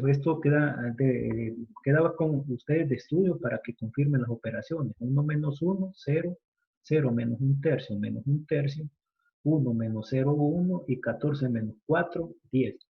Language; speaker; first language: Spanish; native; Spanish